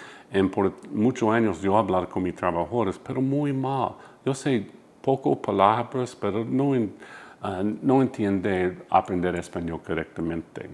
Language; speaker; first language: Spanish; non-native, learner; English